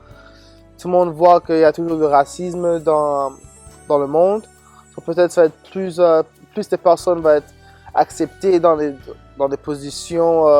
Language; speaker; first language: French; non-native, local second language; English